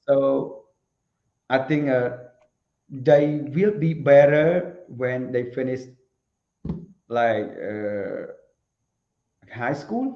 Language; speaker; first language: English; non-native, learner; Khmer